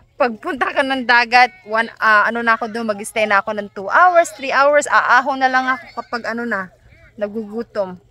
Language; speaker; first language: Filipino; native; Filipino